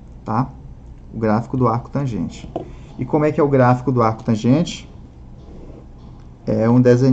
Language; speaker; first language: Portuguese; native; Portuguese